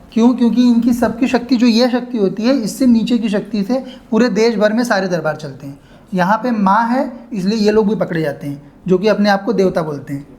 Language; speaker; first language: Hindi; non-native, local second language; Marathi